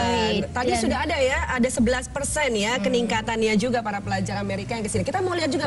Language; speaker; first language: Indonesian; native; Indonesian